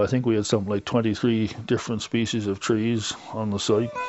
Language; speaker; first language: English; native; English